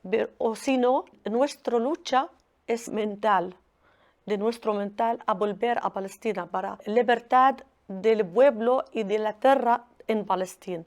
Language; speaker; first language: Spanish; non-native, learner; Arabic